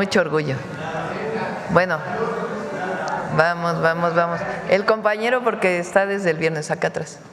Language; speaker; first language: Spanish; native; Spanish